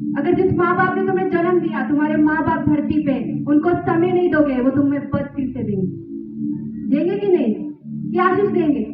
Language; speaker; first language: Hindi; native; Hindi